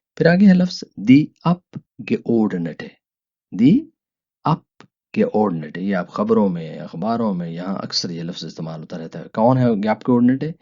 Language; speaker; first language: Urdu; native; Urdu